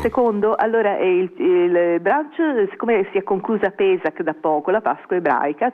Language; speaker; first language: Italian; native; Italian